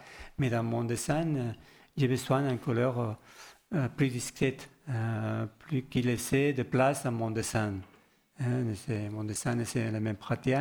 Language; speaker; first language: French; non-native, learner; Spanish